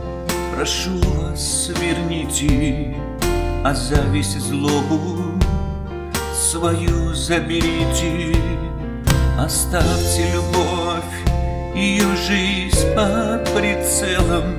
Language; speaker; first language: Russian; native; Russian